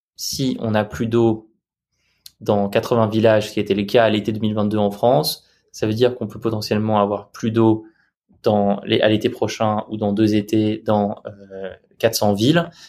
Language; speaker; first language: French; native; French